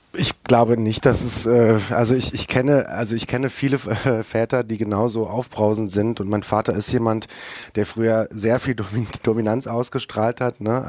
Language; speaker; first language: German; early bilingual, other home language; Turkish